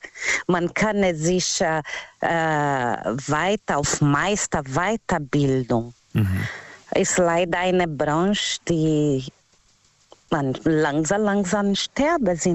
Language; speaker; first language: German; non-native, learner; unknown